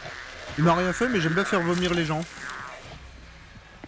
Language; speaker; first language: French; native; French